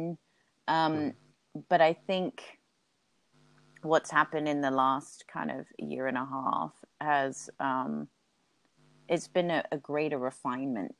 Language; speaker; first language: English; native; English